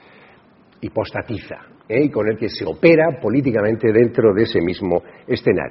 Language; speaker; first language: Spanish; native; Spanish